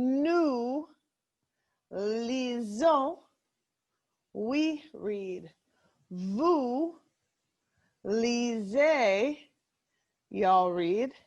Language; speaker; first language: French; non-native, fluent; English